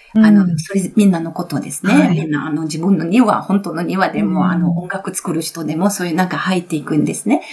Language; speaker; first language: Japanese; non-native, fluent; Italian